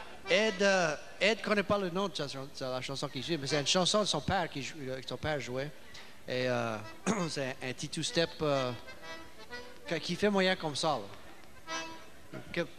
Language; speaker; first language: French; early bilingual, heritage; French